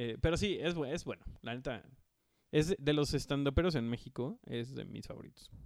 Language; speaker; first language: Spanish; native; Spanish